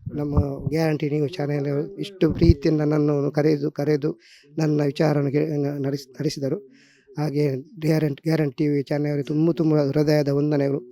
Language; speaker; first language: Kannada; non-native, local second language; Tulu